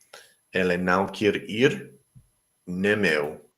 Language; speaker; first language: Portuguese; non-native, learner; English